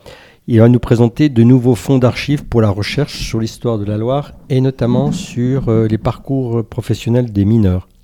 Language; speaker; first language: French; native; French